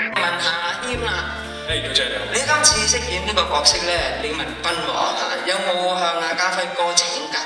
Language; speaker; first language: Cantonese; native; Cantonese